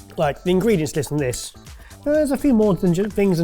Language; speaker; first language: English; native; English